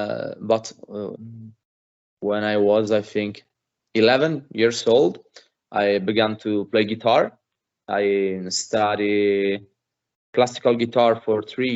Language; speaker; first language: English; non-native, fluent; Italian